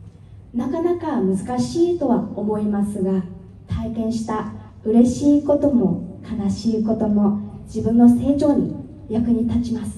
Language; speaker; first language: Japanese; non-native, fluent; Vietnamese